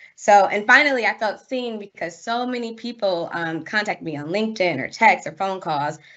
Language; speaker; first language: English; native; English